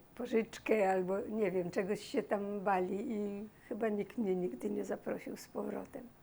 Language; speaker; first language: Polish; native; Polish